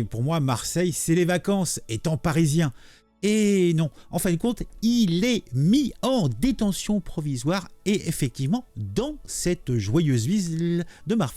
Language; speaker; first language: French; native; French